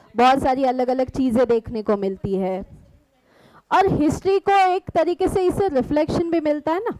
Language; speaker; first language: Hindi; non-native, local second language; Marathi